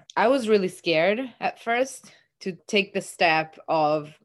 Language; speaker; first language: English; non-native, fluent; Italian